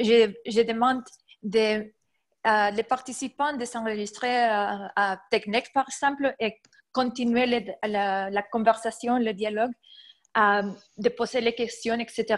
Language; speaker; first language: French; non-native, fluent; Spanish